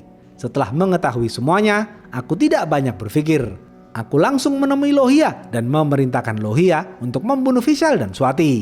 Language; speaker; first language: Indonesian; native; Indonesian